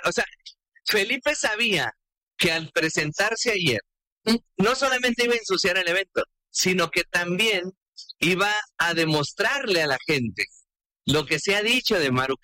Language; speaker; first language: Spanish; native; Spanish